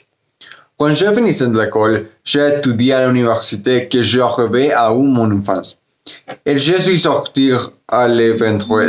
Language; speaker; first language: French; non-native, learner; Spanish